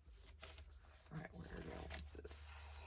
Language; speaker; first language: English; native; English